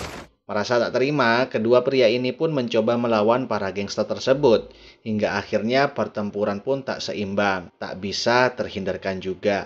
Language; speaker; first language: Indonesian; native; Indonesian